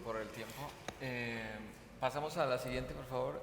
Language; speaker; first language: Spanish; native; Spanish